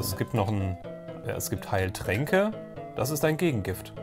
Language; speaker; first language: German; native; German